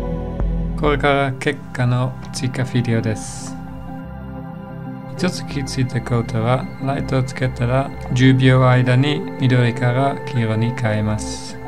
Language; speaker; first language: Japanese; non-native, learner; English